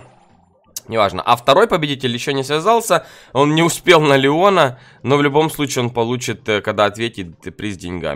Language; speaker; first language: Russian; native; Russian